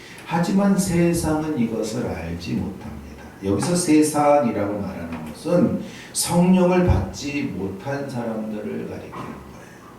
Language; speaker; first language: Korean; native; Korean